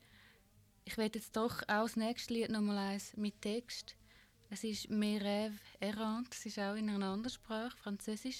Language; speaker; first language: German; native; German